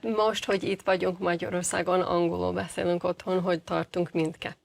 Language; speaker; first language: Hungarian; non-native, fluent; English